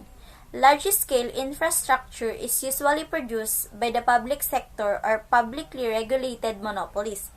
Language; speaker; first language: English; non-native, local second language; Filipino